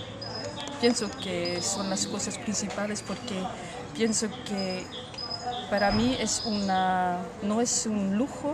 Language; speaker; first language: Spanish; non-native, learner; Dutch